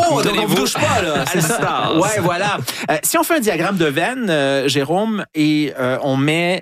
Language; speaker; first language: French; native; French